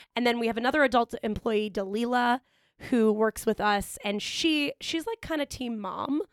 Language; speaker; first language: English; native; English